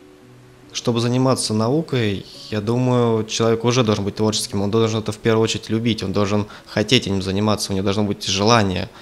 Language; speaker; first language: Russian; native; Russian